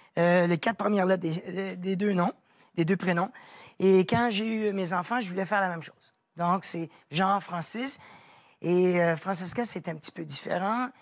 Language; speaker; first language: French; native; French